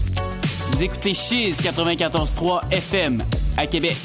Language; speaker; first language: French; native; French